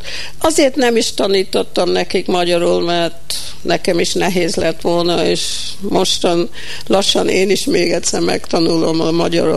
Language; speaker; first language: Hungarian; early bilingual, heritage; Hungarian